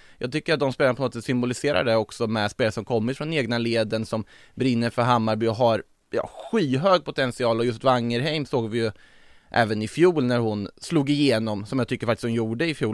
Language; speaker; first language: Swedish; native; Swedish